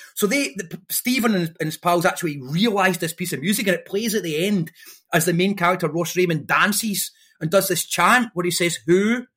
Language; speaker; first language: English; native; English